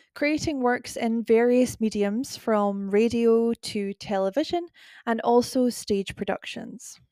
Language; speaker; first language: English; native; English